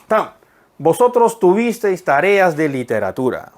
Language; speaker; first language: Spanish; non-native, fluent; Korean